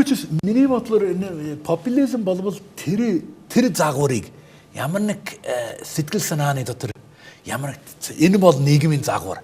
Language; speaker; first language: Mongolian; non-native, fluent; English